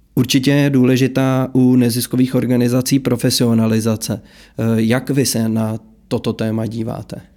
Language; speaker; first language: Czech; native; Czech